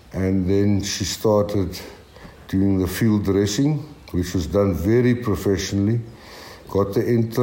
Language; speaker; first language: English; native; English